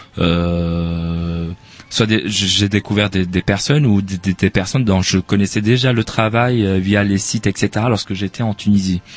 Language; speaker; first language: French; non-native, local second language; Arabic